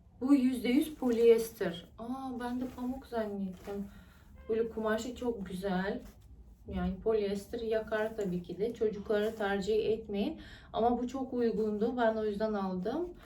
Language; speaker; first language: Turkish; non-native, fluent; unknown